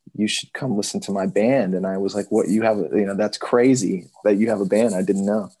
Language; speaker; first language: English; native; English